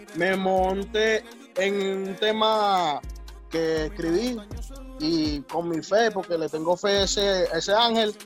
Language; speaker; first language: Spanish; native; Spanish